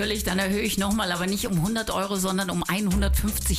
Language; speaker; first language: German; native; German